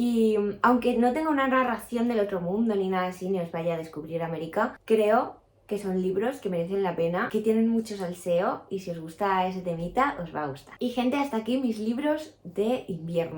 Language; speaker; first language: Spanish; native; Spanish